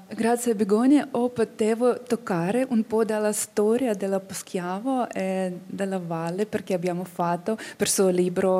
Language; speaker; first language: Italian; non-native, learner; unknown